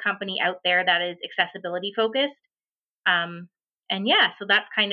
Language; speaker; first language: English; native; English